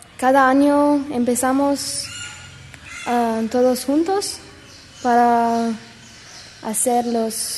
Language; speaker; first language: Spanish; non-native, learner; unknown